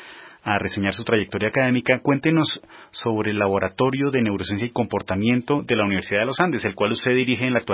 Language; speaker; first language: Spanish; native; Spanish